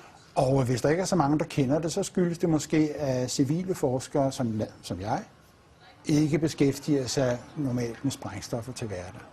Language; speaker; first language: Danish; native; Danish